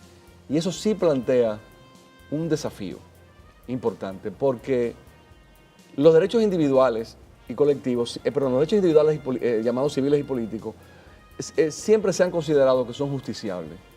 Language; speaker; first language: Spanish; native; Spanish